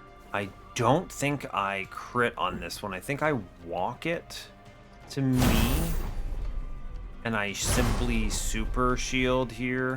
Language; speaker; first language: English; native; English